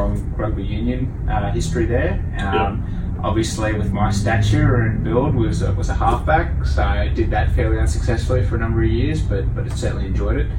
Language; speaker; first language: English; native; English